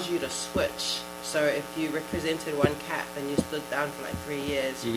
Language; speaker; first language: English; native; English